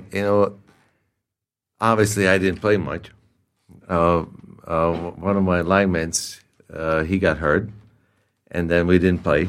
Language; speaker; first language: English; non-native, fluent; Czech